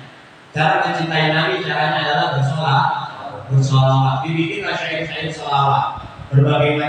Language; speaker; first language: Indonesian; native; Indonesian